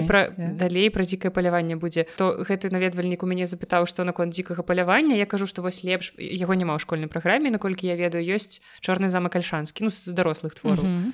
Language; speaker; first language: Belarusian; native; Belarusian